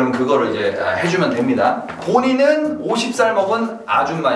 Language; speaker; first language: Korean; native; Korean